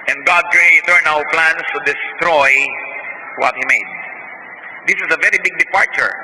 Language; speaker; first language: English; non-native, local second language; Filipino